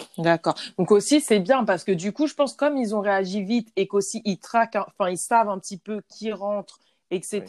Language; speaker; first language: French; native; French